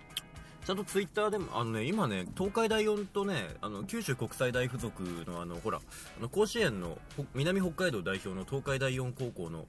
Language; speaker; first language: Japanese; native; Japanese